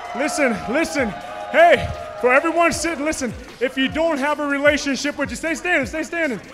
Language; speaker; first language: English; native; English